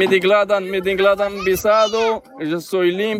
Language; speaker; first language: Spanish; non-native, learner; Arabic